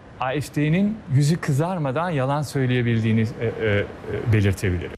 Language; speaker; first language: Turkish; early bilingual, heritage; Turkish